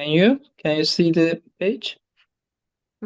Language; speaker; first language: English; non-native, fluent; Turkish